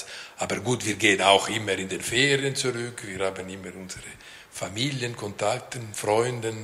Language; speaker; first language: German; non-native, local second language; French